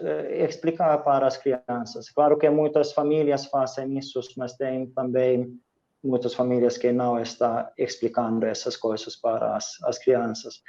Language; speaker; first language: Portuguese; non-native, fluent; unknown